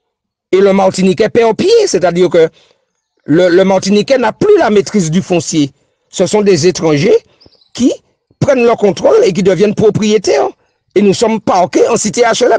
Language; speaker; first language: French; native; French